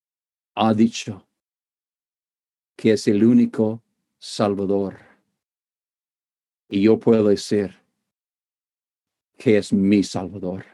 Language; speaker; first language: Spanish; non-native, fluent; English